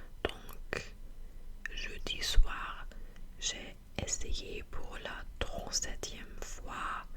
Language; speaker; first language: French; non-native, fluent; German